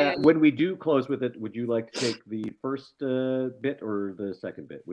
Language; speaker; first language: English; native; English